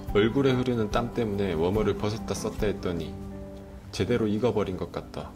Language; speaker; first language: Korean; native; Korean